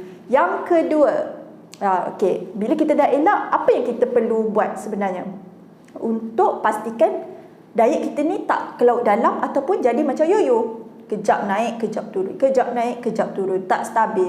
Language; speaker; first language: Malay; native; Malay